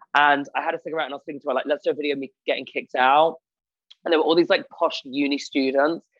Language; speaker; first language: English; native; English